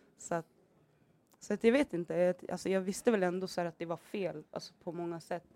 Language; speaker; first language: Swedish; early bilingual, other home language; Somali